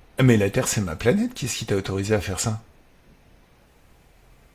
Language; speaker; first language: French; native; French